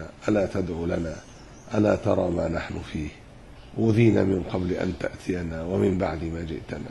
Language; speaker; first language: Arabic; native; Arabic